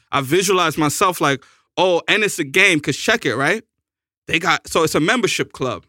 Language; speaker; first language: English; native; English